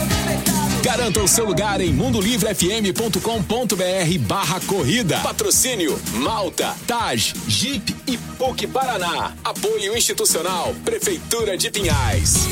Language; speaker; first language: Portuguese; native; Portuguese